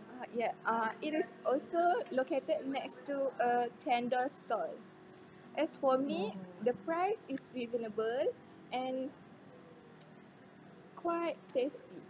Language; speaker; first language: English; non-native, local second language; Malay